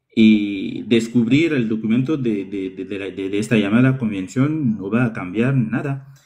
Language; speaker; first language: Spanish; non-native, learner; French